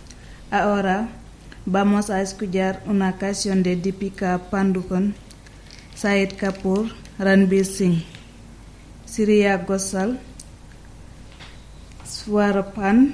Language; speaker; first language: Spanish; non-native, learner; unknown